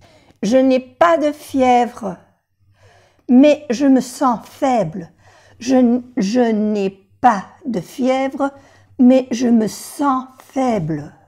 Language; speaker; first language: French; non-native, fluent; Spanish